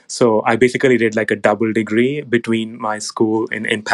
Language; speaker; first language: English; non-native, local second language; Telugu